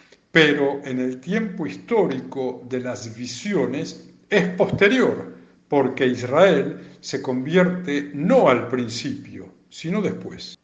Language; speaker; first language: Spanish; native; Spanish